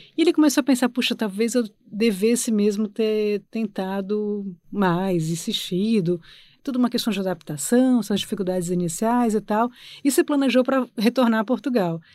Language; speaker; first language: Portuguese; native; Portuguese